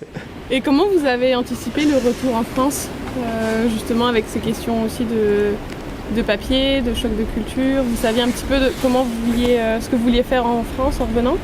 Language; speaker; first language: French; native; French